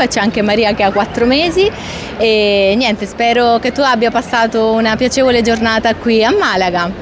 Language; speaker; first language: Italian; native; Italian